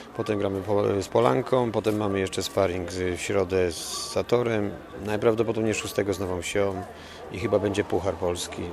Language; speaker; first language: Polish; native; Polish